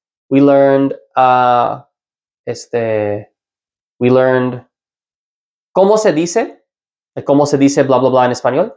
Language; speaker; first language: Spanish; non-native, fluent; English